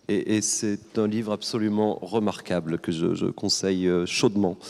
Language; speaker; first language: French; native; French